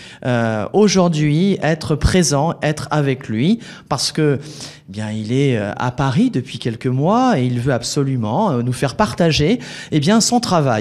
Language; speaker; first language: French; native; French